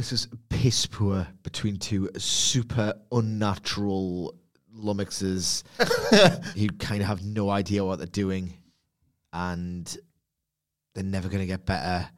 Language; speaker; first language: English; native; English